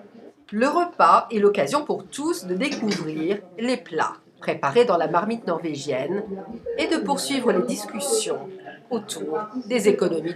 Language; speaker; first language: French; native; French